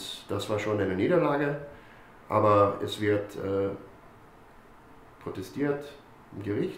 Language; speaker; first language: German; non-native, fluent; English